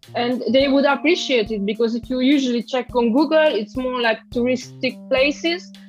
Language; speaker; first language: English; non-native, fluent; Romanian